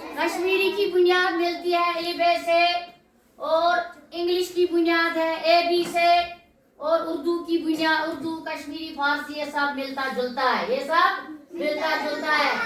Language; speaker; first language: Hindi; non-native, local second language; Kashmiri